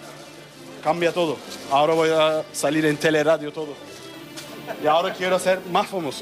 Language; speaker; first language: Spanish; non-native, learner; Turkish